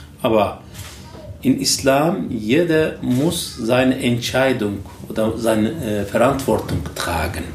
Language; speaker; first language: German; non-native, learner; Turkish